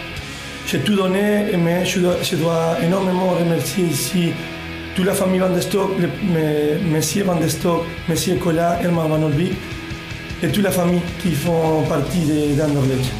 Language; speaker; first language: French; non-native, fluent; Spanish